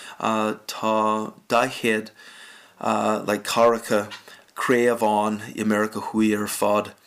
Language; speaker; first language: Irish; non-native, fluent; English